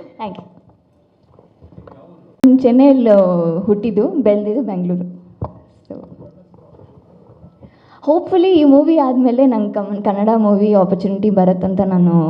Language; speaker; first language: Kannada; non-native, local second language; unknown